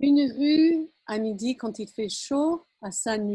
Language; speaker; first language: French; non-native, fluent; English